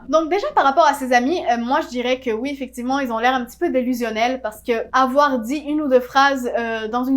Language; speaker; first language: French; native; French